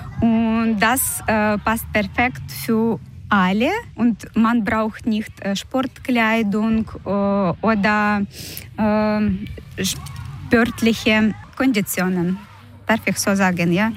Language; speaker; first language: German; non-native, fluent; Portuguese